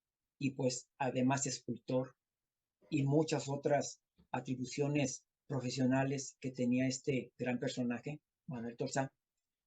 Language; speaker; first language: Spanish; native; Spanish